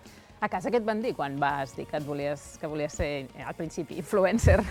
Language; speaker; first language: Catalan; native; Catalan